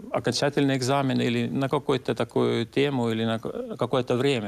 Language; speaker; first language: Russian; non-native, local second language; Estonian